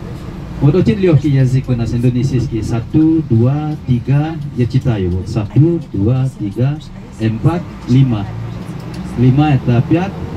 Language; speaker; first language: Russian; non-native, fluent; Indonesian